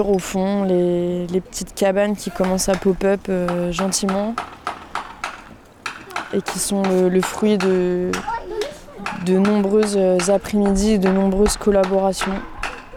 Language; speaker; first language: French; native; French